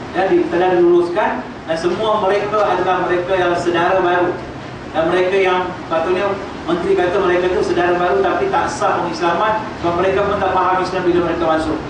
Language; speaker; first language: Malay; non-native, local second language; Tamil